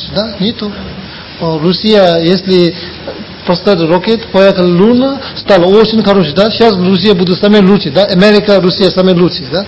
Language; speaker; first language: Russian; non-native, learner; Tibetan